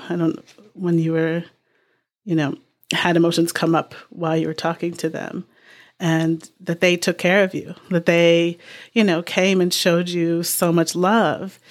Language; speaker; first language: English; native; English